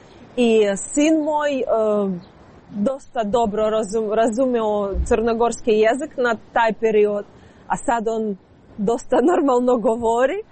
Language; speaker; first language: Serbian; non-native, learner; Ukrainian